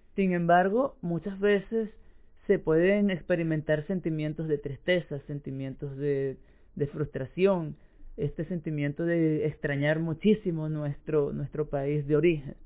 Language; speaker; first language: Spanish; native; Spanish